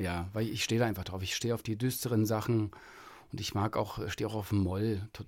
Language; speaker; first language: German; native; German